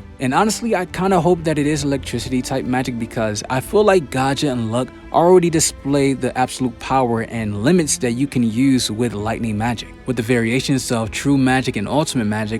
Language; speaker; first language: English; native; English